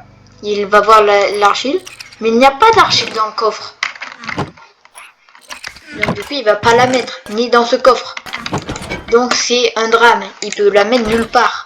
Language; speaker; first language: French; native; French